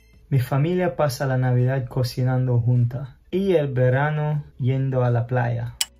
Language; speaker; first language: Spanish; non-native, fluent; English